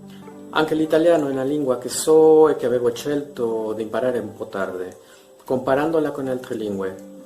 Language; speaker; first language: Italian; non-native, learner; Spanish